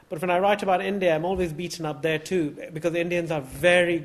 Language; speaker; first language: English; non-native, local second language; Bangla